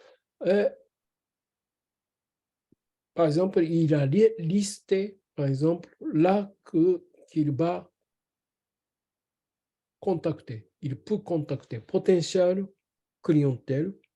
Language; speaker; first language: French; non-native, learner; Japanese